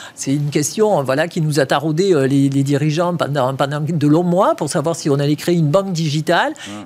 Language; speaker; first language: French; native; French